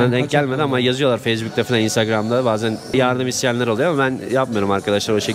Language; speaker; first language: Turkish; native; Turkish